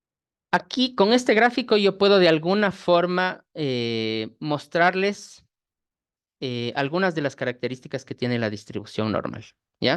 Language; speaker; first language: Spanish; native; Spanish